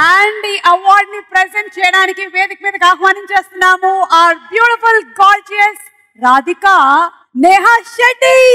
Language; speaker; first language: Telugu; non-native, local second language; Malayalam